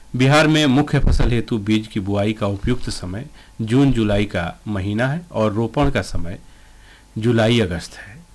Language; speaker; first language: Hindi; native; Hindi